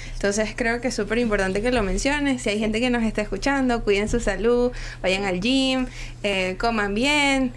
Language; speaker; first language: Spanish; native; Spanish